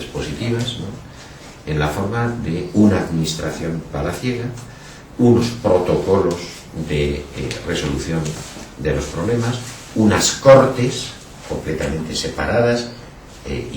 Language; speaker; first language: Spanish; native; Spanish